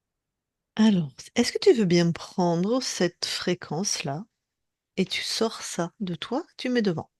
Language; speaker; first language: French; native; French